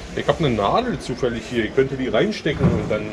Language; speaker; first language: German; native; German